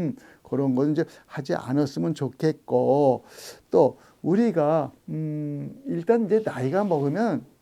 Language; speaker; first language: Korean; native; Korean